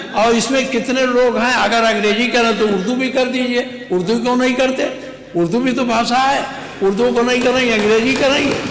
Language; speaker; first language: Hindi; native; Hindi